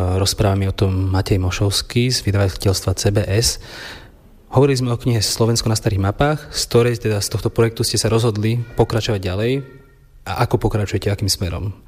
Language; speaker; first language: Slovak; native; Slovak